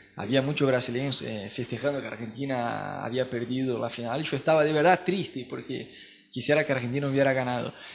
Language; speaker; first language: Spanish; non-native, fluent; Portuguese